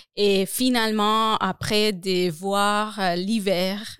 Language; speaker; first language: French; non-native, fluent; Spanish